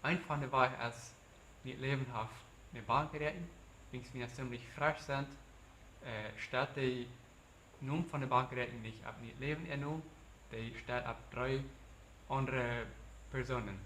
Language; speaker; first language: German; non-native, learner; Plautdietsch